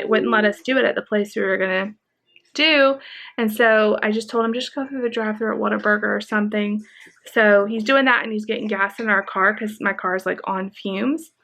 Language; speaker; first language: English; native; English